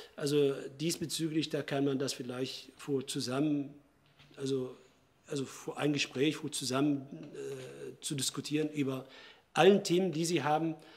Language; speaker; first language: German; non-native, fluent; Arabic